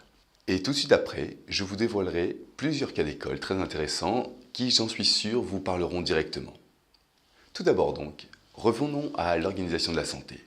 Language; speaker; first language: French; native; French